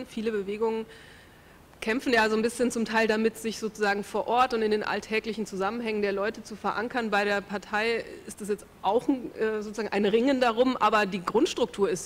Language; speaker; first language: German; native; German